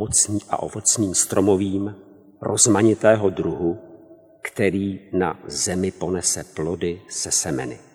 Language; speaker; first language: Czech; native; Czech